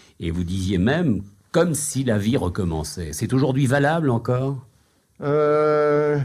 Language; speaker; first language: French; native; French